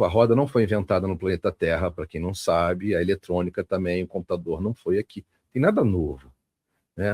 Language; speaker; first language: Portuguese; native; Portuguese